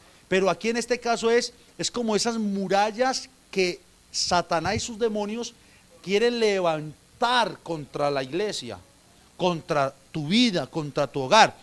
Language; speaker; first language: Spanish; native; Spanish